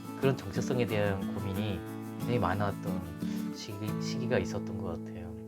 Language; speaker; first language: Korean; native; Korean